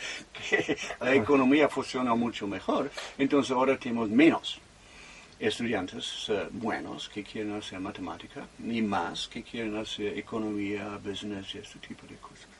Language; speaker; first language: Spanish; non-native, fluent; German